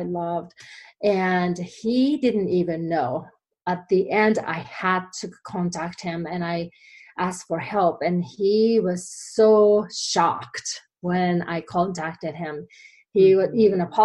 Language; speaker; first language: English; non-native, fluent; Japanese